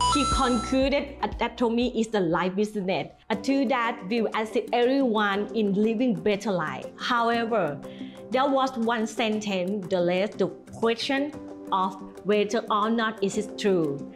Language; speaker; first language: English; non-native, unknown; Thai